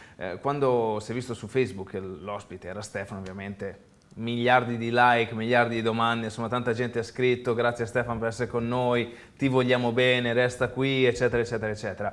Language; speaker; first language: Italian; native; Italian